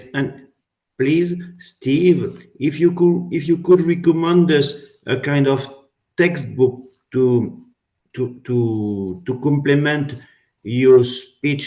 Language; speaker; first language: English; non-native, fluent; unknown